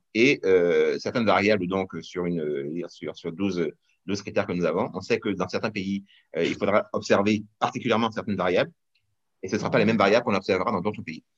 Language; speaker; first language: French; non-native, local second language; Rundi